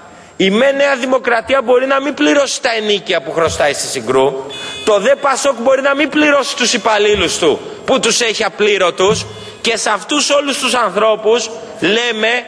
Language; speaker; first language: Greek; native; Greek